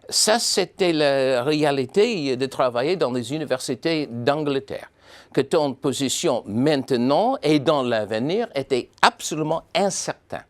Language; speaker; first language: French; non-native, fluent; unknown